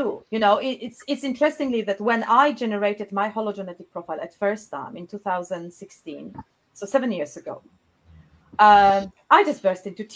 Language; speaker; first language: English; non-native, fluent; Polish